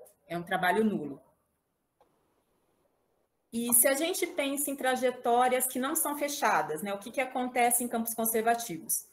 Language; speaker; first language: Portuguese; native; Portuguese